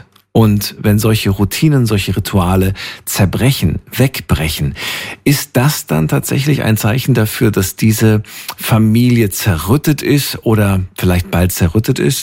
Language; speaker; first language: German; native; German